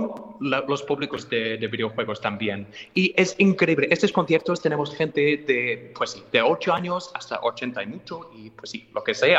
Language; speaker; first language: Spanish; non-native, fluent; English